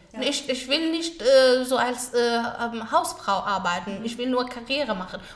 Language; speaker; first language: German; non-native, learner; Pashto